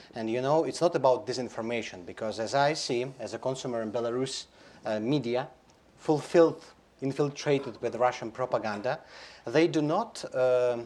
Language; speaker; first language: English; non-native, fluent; Belarusian